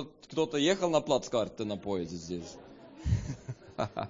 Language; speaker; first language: Russian; non-native, learner; Swedish